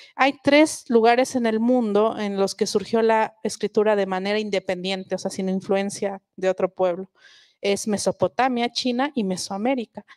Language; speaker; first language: Spanish; non-native, local second language; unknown